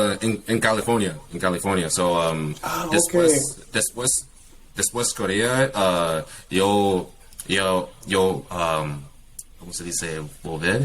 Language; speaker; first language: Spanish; non-native, learner; English